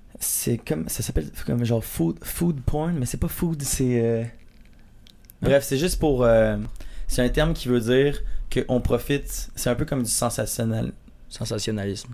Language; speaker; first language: French; native; French